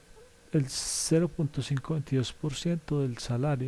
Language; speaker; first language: Spanish; native; Spanish